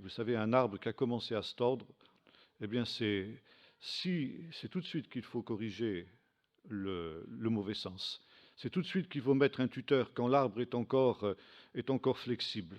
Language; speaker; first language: French; native; French